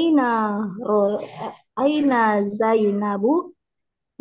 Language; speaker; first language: Arabic; non-native, learner; Indonesian